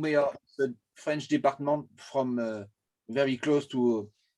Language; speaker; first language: English; non-native, learner; French